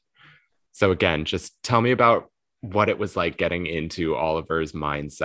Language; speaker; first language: English; native; English